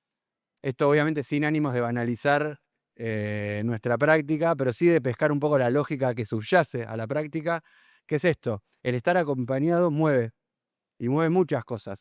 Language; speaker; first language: Spanish; native; Spanish